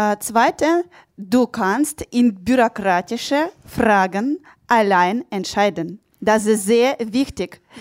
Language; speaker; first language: German; non-native, learner; Ukrainian